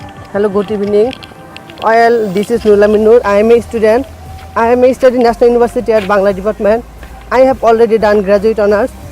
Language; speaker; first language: English; non-native, learner; Bangla